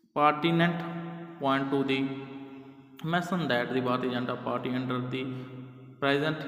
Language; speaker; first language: English; non-native, local second language; Punjabi